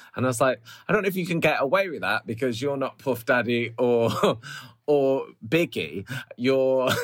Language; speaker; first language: English; native; English